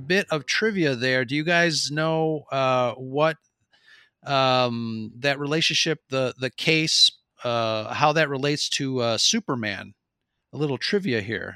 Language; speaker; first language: English; non-native, fluent; Spanish